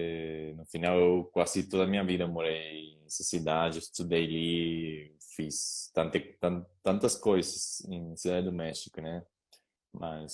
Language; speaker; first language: Portuguese; non-native, learner; Spanish